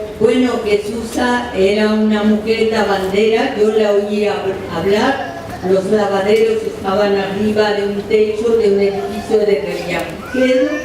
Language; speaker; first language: Spanish; early bilingual, other home language; French